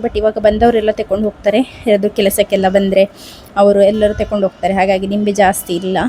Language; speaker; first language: Kannada; native; Kannada